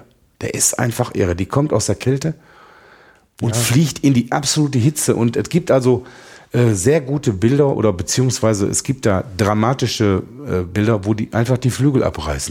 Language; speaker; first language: German; native; German